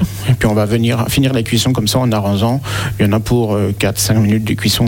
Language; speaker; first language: French; native; French